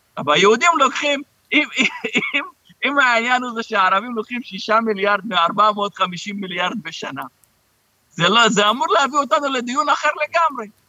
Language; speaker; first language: Hebrew; non-native, local second language; Arabic